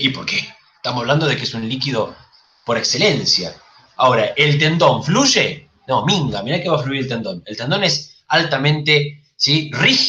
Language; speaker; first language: Spanish; native; Spanish